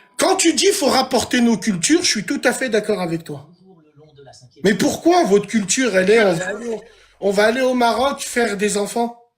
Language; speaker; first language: French; early bilingual, other home language; Arabic